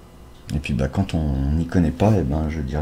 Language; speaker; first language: French; native; French